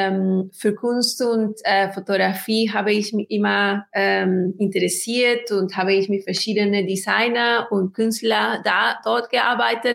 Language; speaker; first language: German; non-native, fluent; Spanish